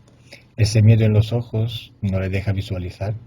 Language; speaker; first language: Spanish; non-native, fluent; Italian